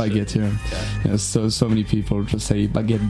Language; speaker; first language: English; non-native, learner; French